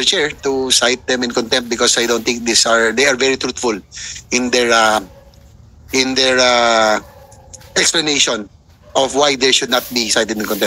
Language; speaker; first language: English; non-native, local second language; Filipino